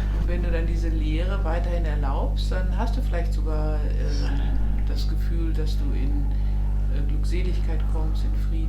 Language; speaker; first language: German; native; German